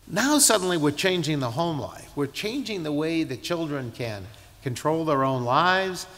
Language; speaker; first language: English; native; English